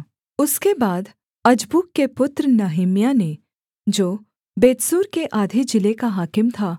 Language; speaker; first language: Hindi; native; Hindi